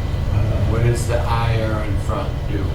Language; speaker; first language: English; native; English